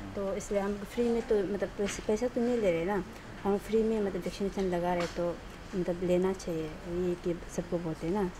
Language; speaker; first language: Hindi; non-native, local second language; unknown